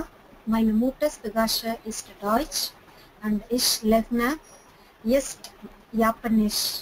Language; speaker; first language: German; non-native, learner; Tamil